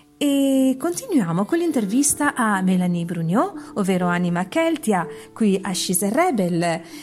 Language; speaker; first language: Italian; native; Italian